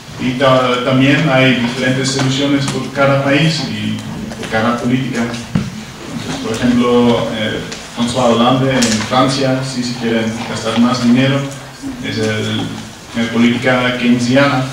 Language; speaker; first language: Spanish; non-native, learner; Dutch